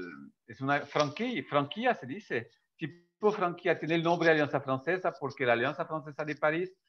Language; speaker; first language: Spanish; non-native, fluent; French